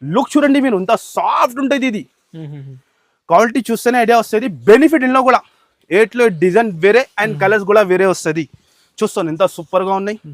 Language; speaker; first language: Telugu; non-native, local second language; Urdu